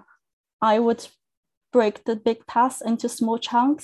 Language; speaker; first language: English; non-native, fluent; Chinese